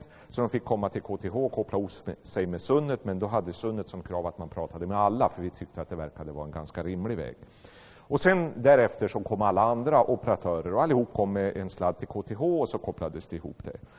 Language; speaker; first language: Swedish; native; Swedish